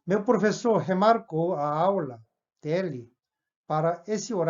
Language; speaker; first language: Portuguese; non-native, fluent; Korean